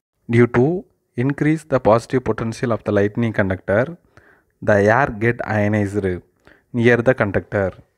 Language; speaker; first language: English; non-native, local second language; Tamil